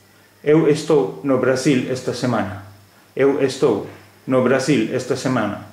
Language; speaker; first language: Portuguese; non-native, fluent; Hindi